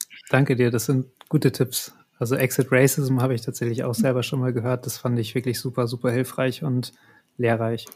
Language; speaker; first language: German; native; German